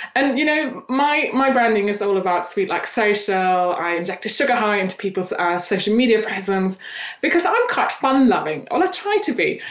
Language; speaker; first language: English; non-native, fluent; German